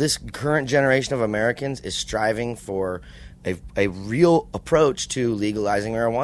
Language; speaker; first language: English; native; English